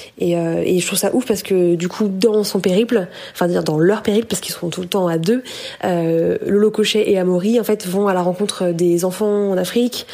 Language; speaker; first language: French; native; French